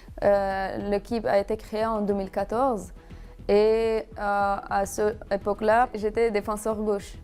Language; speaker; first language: French; non-native, fluent; Persian